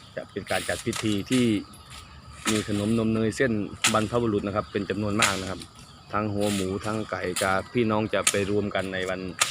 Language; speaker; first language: Thai; non-native, local second language; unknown